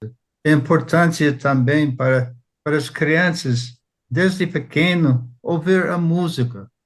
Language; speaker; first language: Portuguese; non-native, fluent; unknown